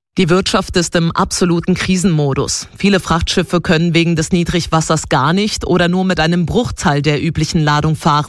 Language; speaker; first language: German; native; German